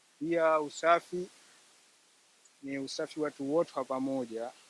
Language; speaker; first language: Swahili; native; Swahili